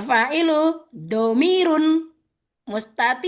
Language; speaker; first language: Arabic; non-native, fluent; Indonesian